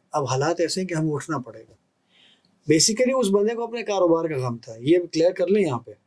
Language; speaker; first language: Urdu; non-native, local second language; Pashto